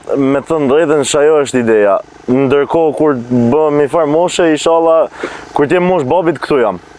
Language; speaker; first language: Albanian; early bilingual, heritage; Albanian